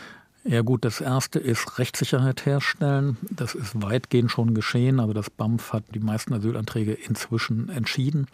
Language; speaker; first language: German; native; German